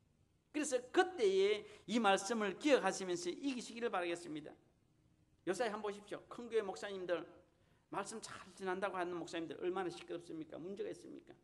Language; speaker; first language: Korean; native; Korean